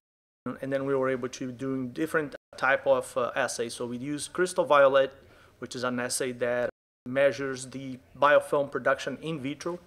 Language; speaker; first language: English; non-native, fluent; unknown